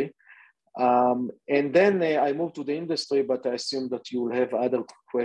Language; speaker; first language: English; non-native, fluent; Hebrew